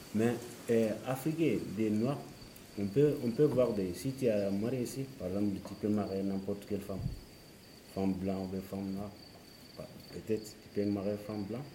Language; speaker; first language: French; non-native, learner; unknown